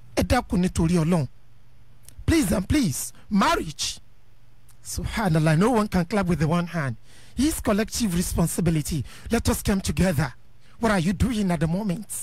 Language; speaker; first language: English; non-native, local second language; Yoruba